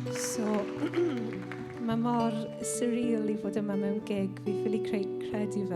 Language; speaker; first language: Welsh; native; Welsh